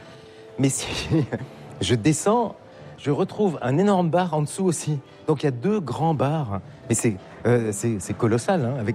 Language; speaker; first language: French; native; French